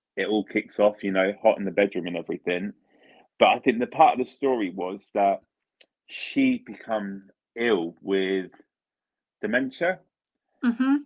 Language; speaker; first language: English; early bilingual, other home language; Italian